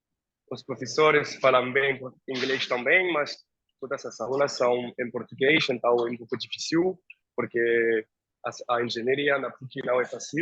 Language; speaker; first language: Portuguese; non-native, fluent; French